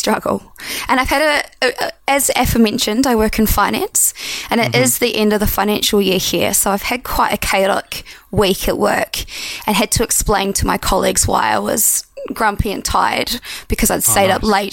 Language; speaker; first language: English; native; English